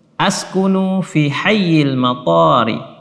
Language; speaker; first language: Arabic; non-native, fluent; Indonesian